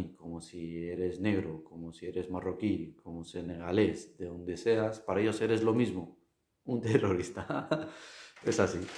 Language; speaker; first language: Spanish; non-native, fluent; Arabic